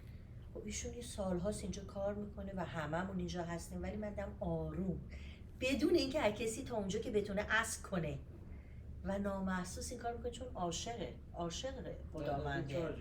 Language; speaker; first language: Persian; native; Persian